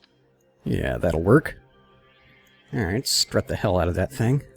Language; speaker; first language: English; native; English